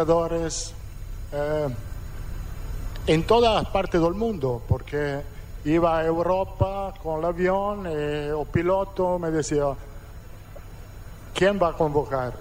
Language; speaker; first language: Portuguese; non-native, fluent; Italian